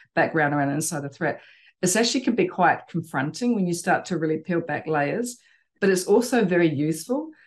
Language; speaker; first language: English; native; English